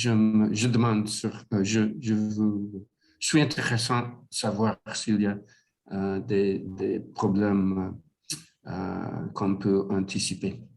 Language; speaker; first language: French; non-native, learner; English